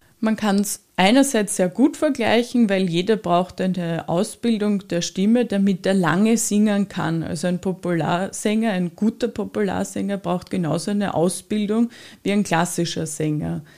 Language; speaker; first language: German; native; German